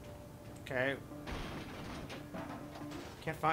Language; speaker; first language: English; native; English